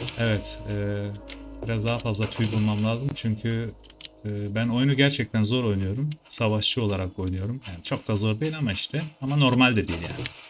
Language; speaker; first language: Turkish; early bilingual, heritage; Turkish